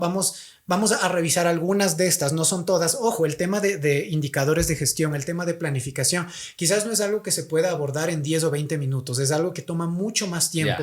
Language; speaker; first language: Spanish; native; Spanish